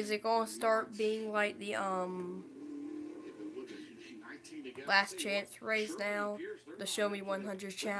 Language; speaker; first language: English; native; English